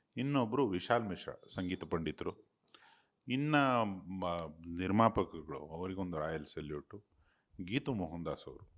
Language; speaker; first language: Kannada; native; Kannada